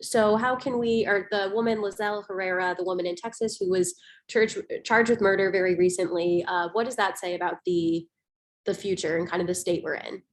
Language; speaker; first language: English; native; English